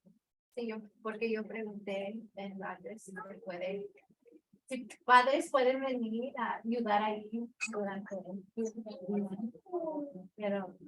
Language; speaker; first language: Spanish; non-native, learner; English